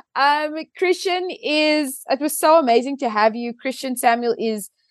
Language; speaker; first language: English; native; English